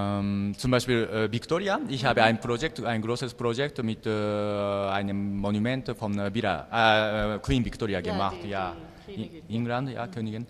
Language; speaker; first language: German; non-native, learner; Japanese